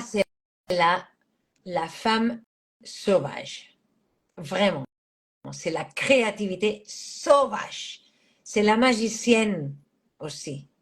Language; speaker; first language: French; non-native, fluent; Catalan